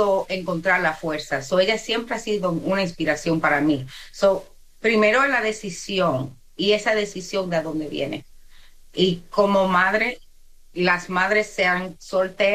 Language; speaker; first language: Spanish; early bilingual, heritage; Spanish